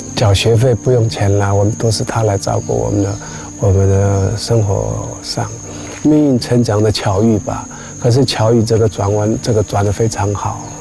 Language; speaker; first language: Chinese; non-native, local second language; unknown